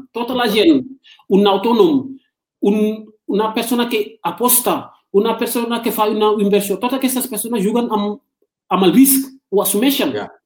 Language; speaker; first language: Catalan; non-native, fluent; Wolof